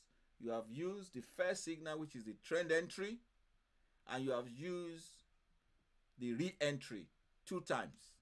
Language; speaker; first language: English; non-native, fluent; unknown